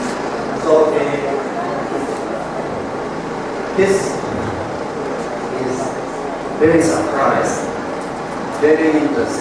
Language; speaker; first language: English; non-native, learner; Japanese